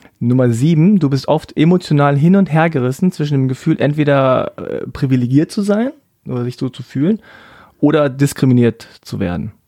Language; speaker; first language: German; early bilingual, other home language; Korean